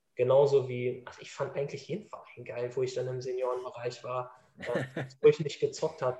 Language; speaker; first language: German; native; German